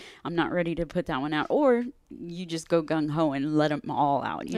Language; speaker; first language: English; native; English